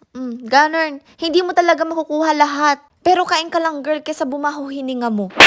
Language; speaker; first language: Filipino; native; Filipino